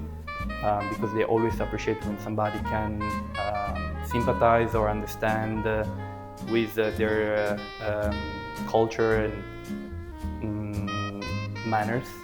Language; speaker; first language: English; early bilingual, other home language; Italian